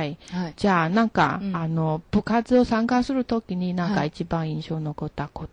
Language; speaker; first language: Japanese; non-native, learner; Chinese